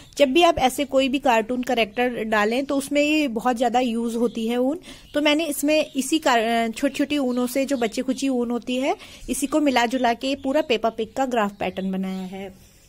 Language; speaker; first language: Hindi; native; Hindi